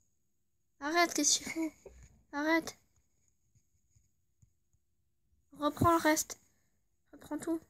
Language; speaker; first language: French; native; French